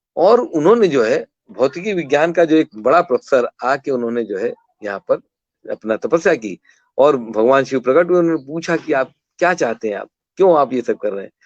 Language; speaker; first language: Hindi; non-native, local second language; Kannada